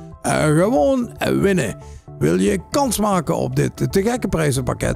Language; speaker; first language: Dutch; native; Dutch